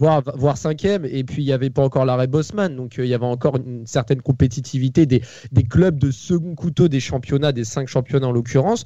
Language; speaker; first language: French; native; French